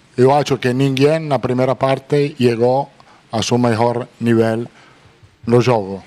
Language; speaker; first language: Portuguese; non-native, fluent; Italian